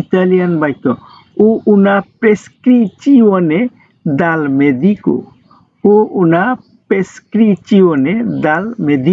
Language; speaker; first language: Italian; non-native, fluent; Bangla